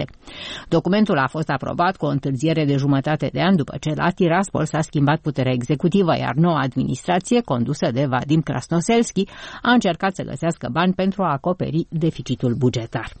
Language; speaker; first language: Romanian; native; Romanian